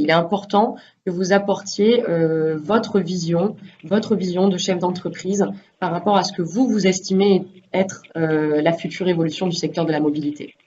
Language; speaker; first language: French; native; French